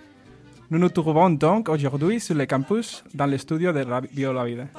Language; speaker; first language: French; non-native, learner; Spanish